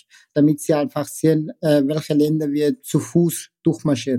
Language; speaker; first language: German; non-native, fluent; Persian